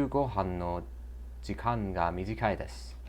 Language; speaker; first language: Japanese; non-native, learner; English